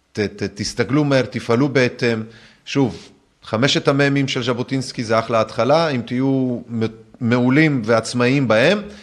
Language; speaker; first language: Hebrew; early bilingual, other home language; Russian